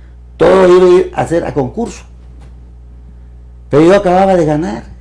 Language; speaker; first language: Spanish; native; Spanish